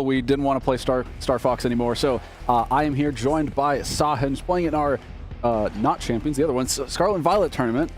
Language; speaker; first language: English; native; English